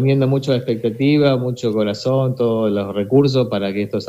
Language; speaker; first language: Spanish; native; Spanish